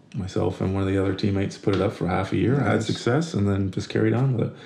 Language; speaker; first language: English; native; English